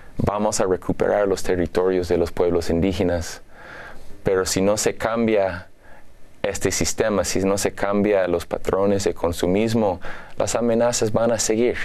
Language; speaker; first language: Spanish; non-native, fluent; English